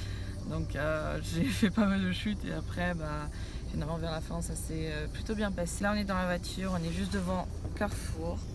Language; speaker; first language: French; early bilingual, other home language; Russian